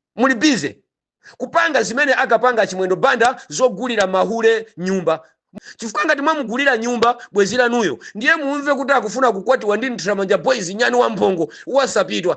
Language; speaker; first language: Nyanja; native; Nyanja